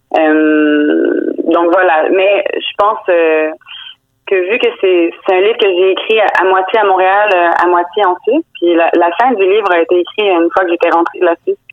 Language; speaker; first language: French; native; French